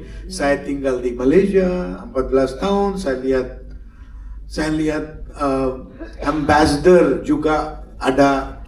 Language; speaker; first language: Indonesian; non-native, fluent; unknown